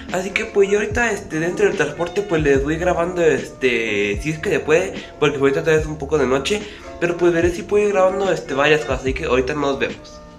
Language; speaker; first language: Spanish; early bilingual, heritage; Spanish